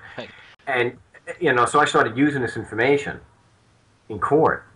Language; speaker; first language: English; native; English